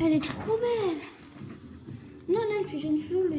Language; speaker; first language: French; native; French